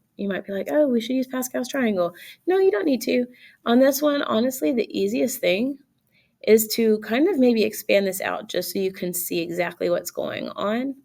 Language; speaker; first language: English; native; English